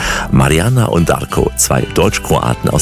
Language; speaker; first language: German; native; German